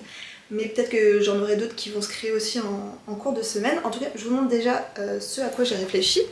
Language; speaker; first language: French; native; French